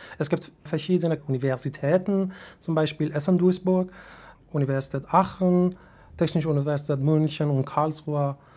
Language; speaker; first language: German; non-native, fluent; Persian